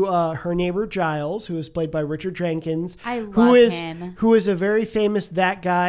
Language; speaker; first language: English; native; English